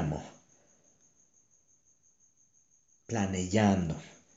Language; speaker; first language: Italian; non-native, learner; Spanish